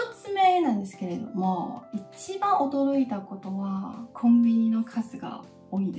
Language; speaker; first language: Japanese; non-native, fluent; Chinese